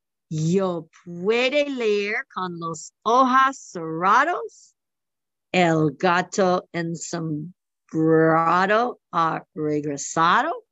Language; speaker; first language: Spanish; non-native, learner; English